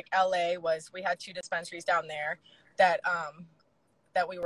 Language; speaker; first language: English; native; English